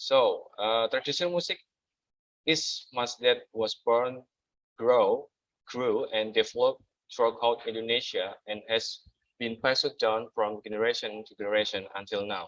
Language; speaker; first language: English; non-native, learner; Indonesian